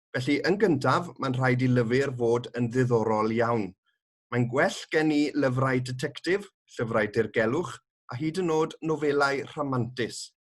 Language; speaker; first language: Welsh; native; Welsh